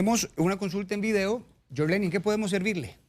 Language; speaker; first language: Spanish; native; Spanish